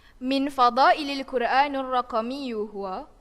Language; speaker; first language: Arabic; non-native, learner; Malay